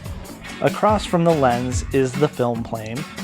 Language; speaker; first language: English; native; English